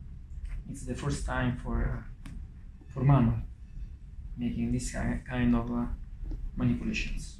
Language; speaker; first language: English; non-native, fluent; Italian